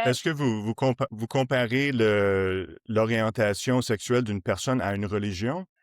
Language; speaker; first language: French; non-native, local second language; English